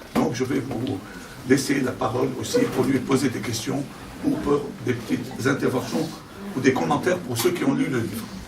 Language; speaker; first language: French; non-native, fluent; Arabic